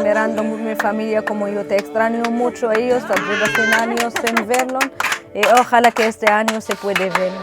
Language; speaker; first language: Spanish; non-native, learner; Arabic